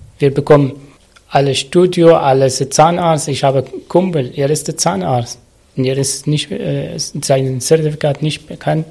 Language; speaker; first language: German; non-native, learner; Arabic